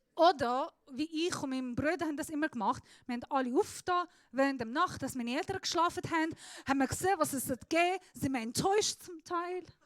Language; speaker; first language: German; non-native, fluent; Persian